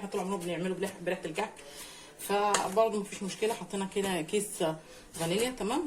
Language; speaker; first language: Arabic; native; Arabic